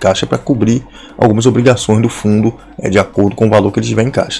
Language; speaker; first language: Portuguese; native; Portuguese